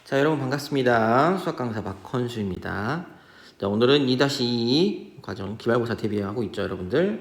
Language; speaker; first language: Korean; native; Korean